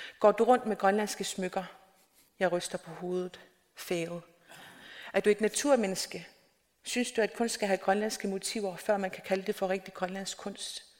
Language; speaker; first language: Danish; non-native, local second language; Kalaallisut